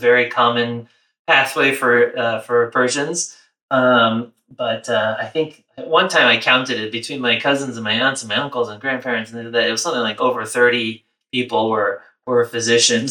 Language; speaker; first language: English; native; English